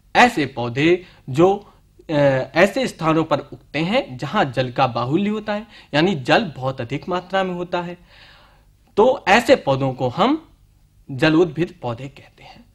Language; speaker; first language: Hindi; native; Hindi